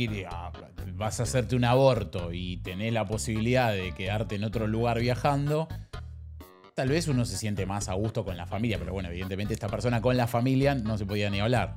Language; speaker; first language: Spanish; native; Spanish